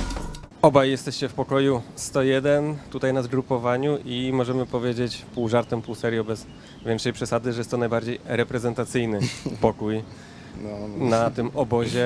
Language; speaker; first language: Polish; native; Polish